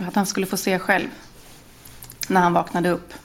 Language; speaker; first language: Swedish; native; Swedish